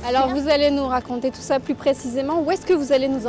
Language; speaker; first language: French; native; French